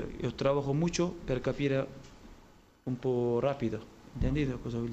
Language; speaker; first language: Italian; non-native, learner; Turkish